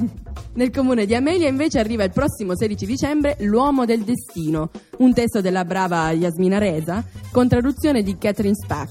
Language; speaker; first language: Italian; native; Italian